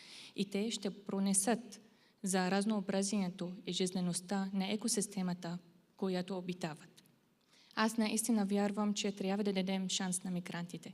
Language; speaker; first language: Bulgarian; non-native, fluent; Arabic